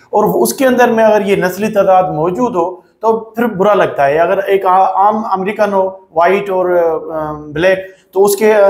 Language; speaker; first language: Urdu; non-native, local second language; Sindhi